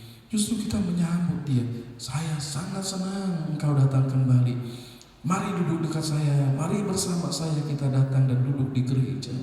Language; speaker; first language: Indonesian; native; Indonesian